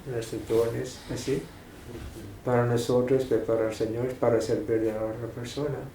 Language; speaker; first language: Spanish; non-native, fluent; English